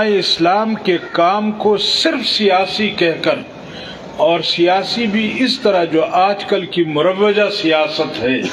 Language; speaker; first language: Urdu; non-native, local second language; Pashto